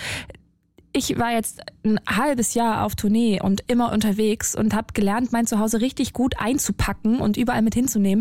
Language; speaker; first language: German; native; German